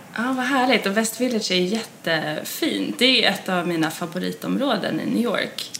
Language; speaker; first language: Swedish; native; Swedish